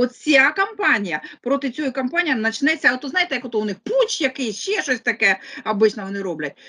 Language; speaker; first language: Ukrainian; non-native, local second language; Russian